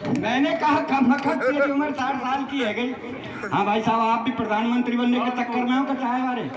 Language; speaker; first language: Hindi; native; Hindi